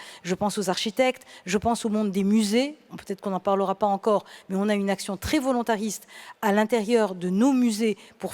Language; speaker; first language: French; native; French